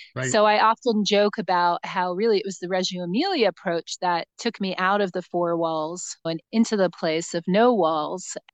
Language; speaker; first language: English; native; English